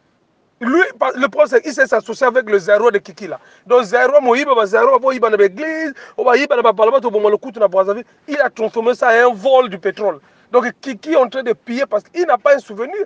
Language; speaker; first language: French; non-native, local second language; Lingala